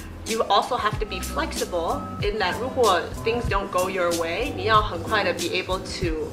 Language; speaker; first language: English; early bilingual, other home language; Chinese